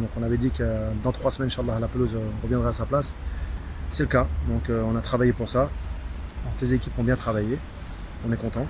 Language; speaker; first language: French; non-native, local second language; Arabic